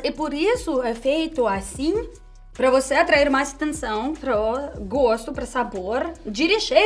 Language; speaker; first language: Portuguese; non-native, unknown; Russian